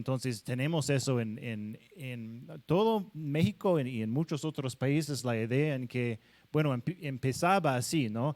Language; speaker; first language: Spanish; non-native, fluent; English